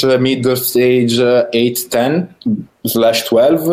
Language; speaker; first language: English; non-native, fluent; Italian